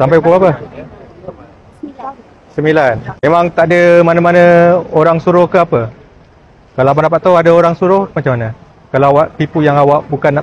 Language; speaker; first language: Malay; native; Malay